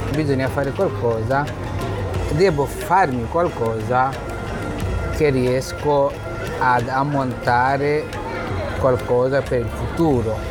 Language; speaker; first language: Italian; non-native, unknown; Bangla